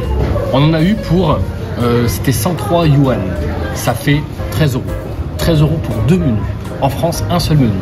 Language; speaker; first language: French; native; French